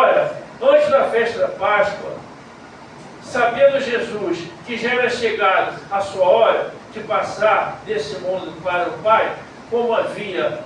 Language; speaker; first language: Portuguese; native; Portuguese